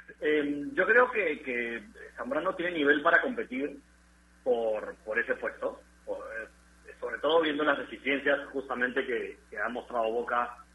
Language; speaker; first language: Spanish; native; Spanish